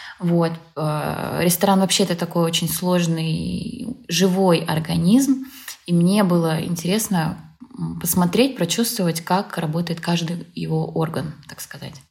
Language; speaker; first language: Russian; native; Russian